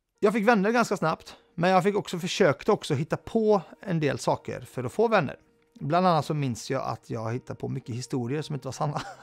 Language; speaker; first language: Swedish; early bilingual, other home language; Arabic